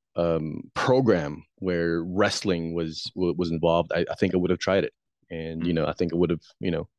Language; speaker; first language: English; non-native, local second language; Filipino